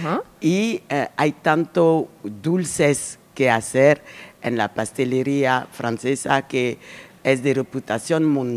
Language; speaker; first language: Spanish; non-native, learner; French